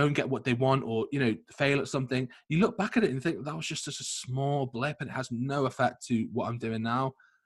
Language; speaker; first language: English; native; English